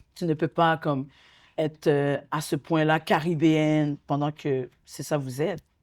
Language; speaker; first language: French; native; French